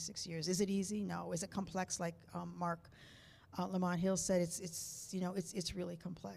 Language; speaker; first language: English; native; English